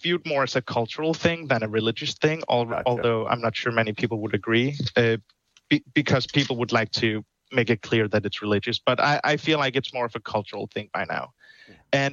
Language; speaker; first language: English; non-native, fluent; Danish